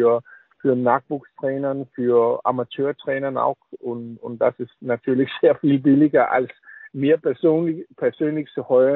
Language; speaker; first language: German; non-native, learner; Danish